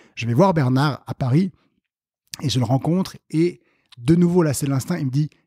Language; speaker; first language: French; native; French